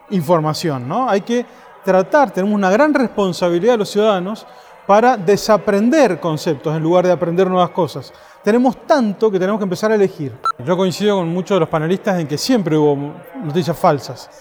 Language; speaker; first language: Spanish; native; Spanish